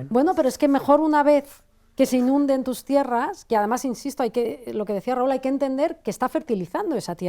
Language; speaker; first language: Spanish; native; Spanish